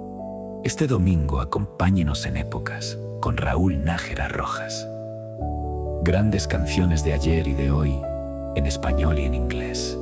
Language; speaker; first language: Spanish; native; Spanish